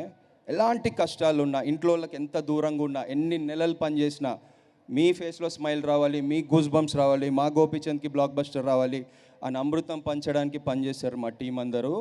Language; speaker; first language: Telugu; native; Telugu